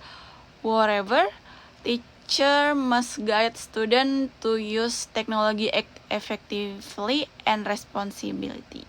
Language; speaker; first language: English; non-native, learner; Indonesian